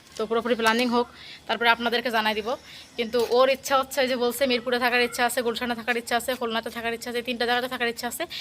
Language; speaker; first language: Bangla; native; Bangla